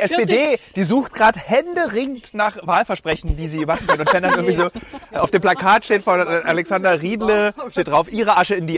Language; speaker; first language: German; native; German